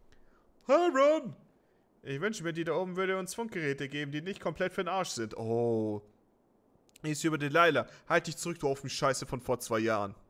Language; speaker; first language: German; native; German